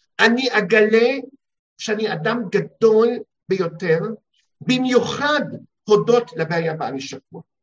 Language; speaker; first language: Hebrew; early bilingual, heritage; Hebrew